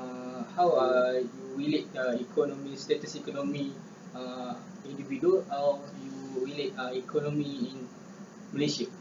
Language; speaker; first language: English; non-native, learner; Malay